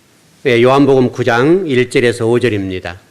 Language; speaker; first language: Korean; native; Korean